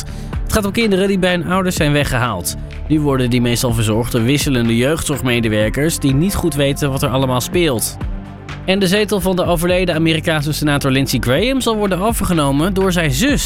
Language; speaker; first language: Dutch; native; Dutch